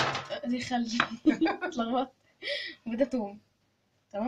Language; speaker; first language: Arabic; native; Arabic